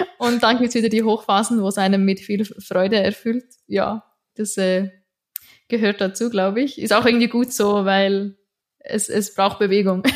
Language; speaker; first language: German; native; German